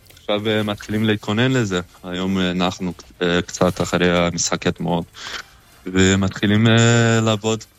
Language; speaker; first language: Hebrew; non-native, fluent; Portuguese